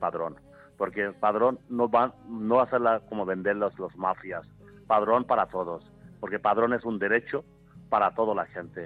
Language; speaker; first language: Spanish; non-native, learner; Bangla